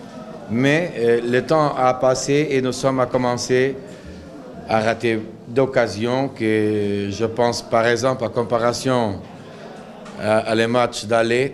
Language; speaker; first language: French; non-native, local second language; Arabic